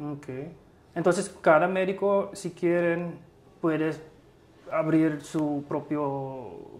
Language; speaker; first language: Spanish; non-native, fluent; English